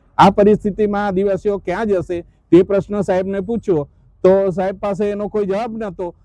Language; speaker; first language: Gujarati; non-native, local second language; Gamit